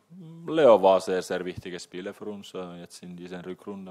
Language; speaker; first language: German; non-native, fluent; Finnish